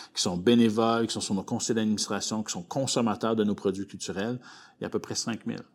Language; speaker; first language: French; native; French